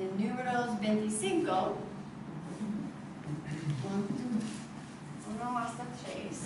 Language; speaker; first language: Spanish; non-native, learner; English